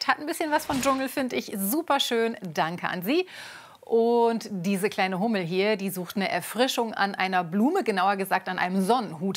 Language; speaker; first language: German; native; German